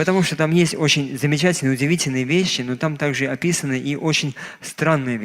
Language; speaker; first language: Russian; native; Russian